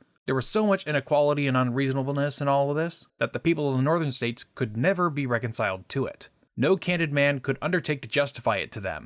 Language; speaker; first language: English; native; English